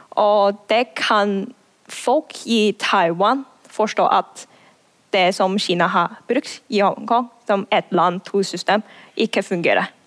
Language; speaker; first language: Norwegian; non-native, fluent; Cantonese